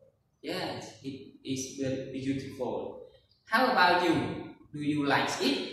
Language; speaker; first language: English; non-native, learner; Khmer